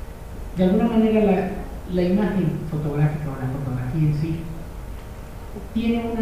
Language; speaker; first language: Spanish; native; Spanish